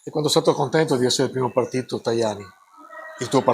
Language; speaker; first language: Italian; native; Italian